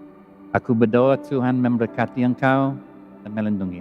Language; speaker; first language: Indonesian; non-native, learner; English